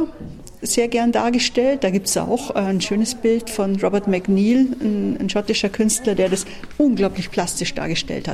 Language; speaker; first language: German; native; German